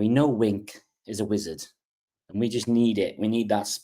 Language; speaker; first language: English; native; English